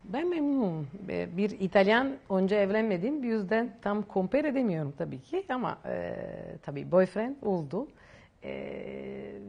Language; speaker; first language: Turkish; non-native, fluent; Italian